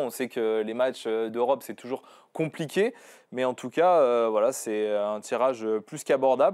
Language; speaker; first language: French; native; French